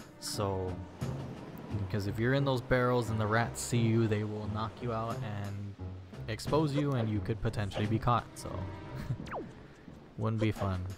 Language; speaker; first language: English; native; English